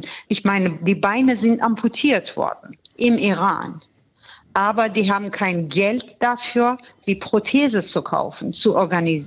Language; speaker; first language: German; non-native, fluent; Persian